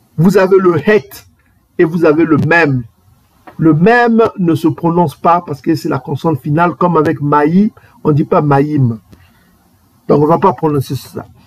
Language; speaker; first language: French; non-native, local second language; Kongo